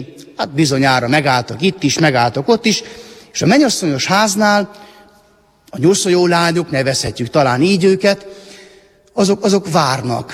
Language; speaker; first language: Hungarian; native; Hungarian